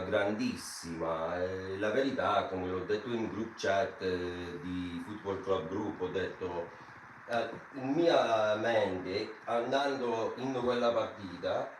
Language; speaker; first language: Italian; non-native, fluent; English